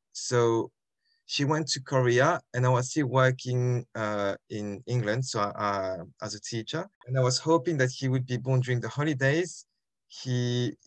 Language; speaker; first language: English; non-native, fluent; French